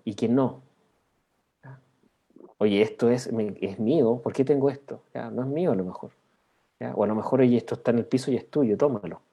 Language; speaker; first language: Spanish; native; Spanish